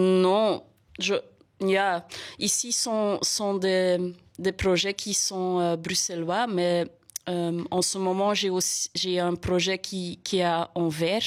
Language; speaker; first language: French; non-native, local second language; Dutch